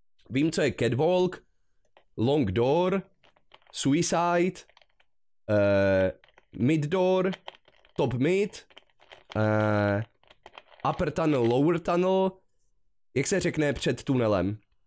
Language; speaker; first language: Czech; native; Czech